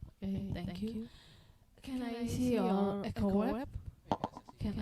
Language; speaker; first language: English; non-native, learner; Indonesian